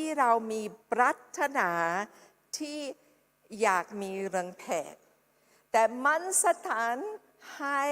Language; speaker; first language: Thai; non-native, fluent; English